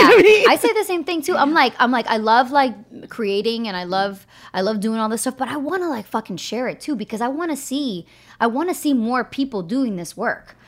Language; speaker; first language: English; native; English